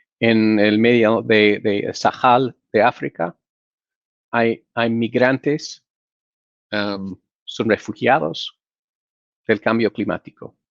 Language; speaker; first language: Spanish; non-native, fluent; English